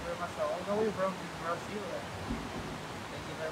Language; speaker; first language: English; non-native, local second language; Filipino